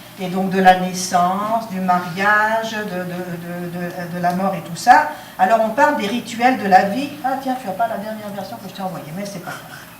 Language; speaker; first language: French; non-native, local second language; Arabic